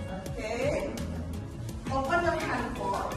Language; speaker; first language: English; non-native, fluent; Indonesian